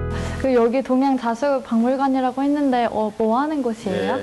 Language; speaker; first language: Korean; non-native, learner; English